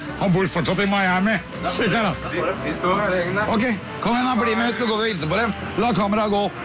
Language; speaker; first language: Norwegian; native; Norwegian